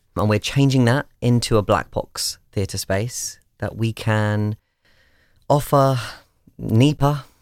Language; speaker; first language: English; native; English